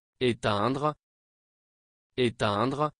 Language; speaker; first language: French; non-native, fluent; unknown